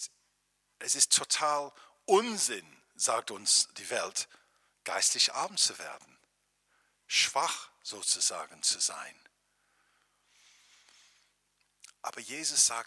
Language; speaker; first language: German; non-native, fluent; English